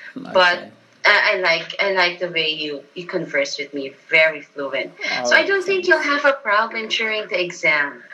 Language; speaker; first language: English; non-native, local second language; Filipino